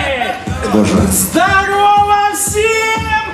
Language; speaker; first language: Russian; native; Russian